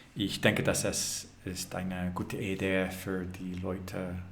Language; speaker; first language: German; non-native, learner; English